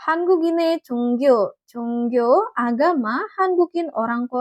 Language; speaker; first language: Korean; non-native, fluent; Indonesian